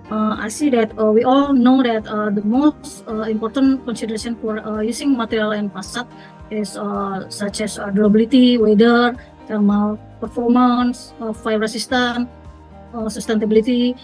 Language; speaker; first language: English; non-native, fluent; Indonesian